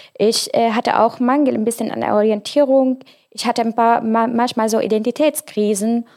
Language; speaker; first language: German; non-native, fluent; Arabic